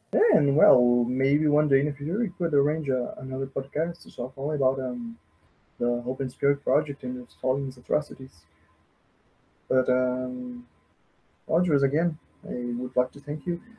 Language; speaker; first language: English; non-native, fluent; Portuguese